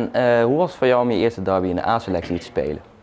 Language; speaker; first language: Dutch; native; Dutch